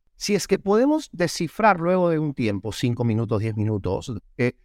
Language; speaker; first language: Spanish; native; Spanish